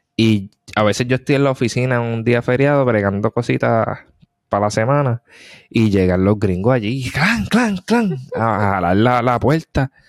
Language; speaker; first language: Spanish; native; Spanish